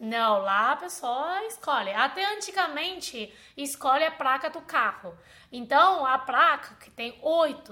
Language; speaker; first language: Portuguese; non-native, fluent; Chinese